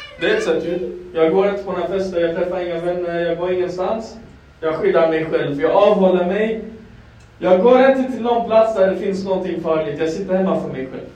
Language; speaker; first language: Swedish; non-native, fluent; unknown